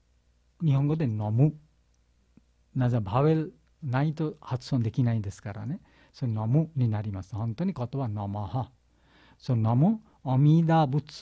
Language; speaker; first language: Japanese; non-native, learner; Bangla